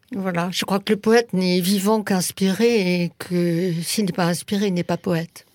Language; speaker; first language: French; non-native, local second language; Swiss German